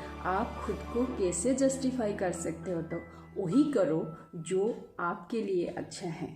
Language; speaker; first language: Hindi; non-native, local second language; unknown